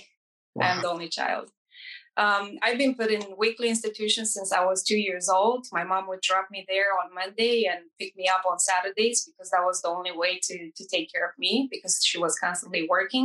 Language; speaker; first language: English; non-native, fluent; Romanian